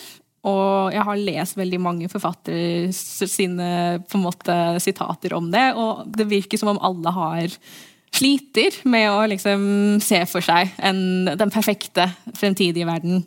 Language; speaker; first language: Norwegian; early bilingual, heritage; English